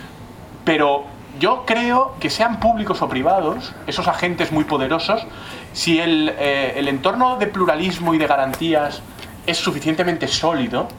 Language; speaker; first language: Spanish; native; Spanish